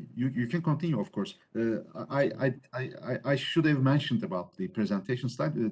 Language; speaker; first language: English; non-native, fluent; Turkish